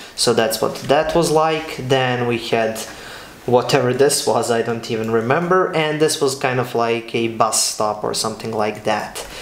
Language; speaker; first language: English; non-native, fluent; Serbian